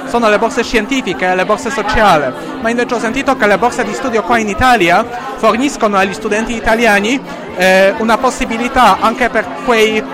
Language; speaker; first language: Italian; non-native, learner; Polish